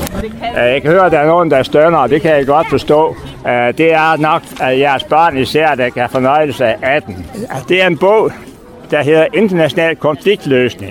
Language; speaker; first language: Danish; native; Danish